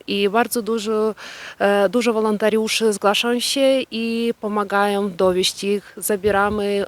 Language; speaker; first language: Polish; non-native, learner; Ukrainian